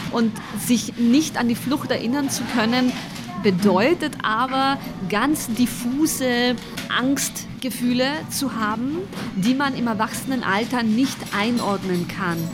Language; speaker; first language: German; early bilingual, other home language; Bosnian